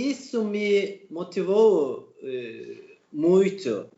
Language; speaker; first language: Portuguese; non-native, learner; Turkish